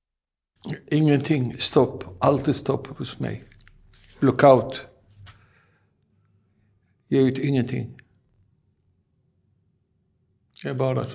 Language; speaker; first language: Swedish; non-native, learner; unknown